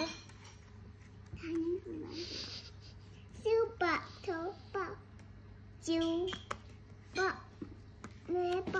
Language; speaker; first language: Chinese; non-native, local second language; Cantonese